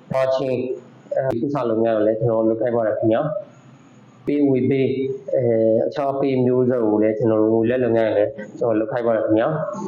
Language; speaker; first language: Burmese; native; Burmese